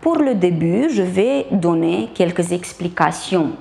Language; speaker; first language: French; non-native, fluent; Romanian